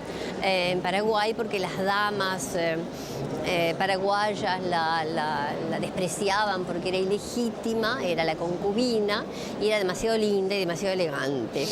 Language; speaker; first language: Spanish; native; Spanish